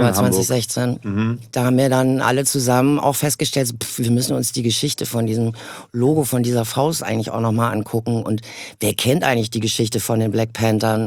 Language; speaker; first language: German; native; German